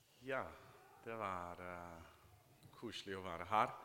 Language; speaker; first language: Norwegian; non-native, fluent; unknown